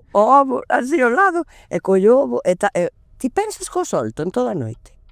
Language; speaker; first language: Galician; non-native, local second language; Spanish